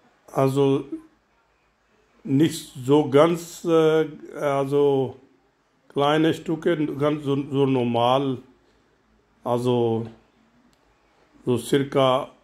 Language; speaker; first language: German; non-native, learner; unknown